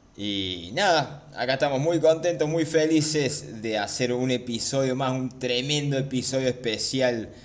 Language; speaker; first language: Spanish; native; Spanish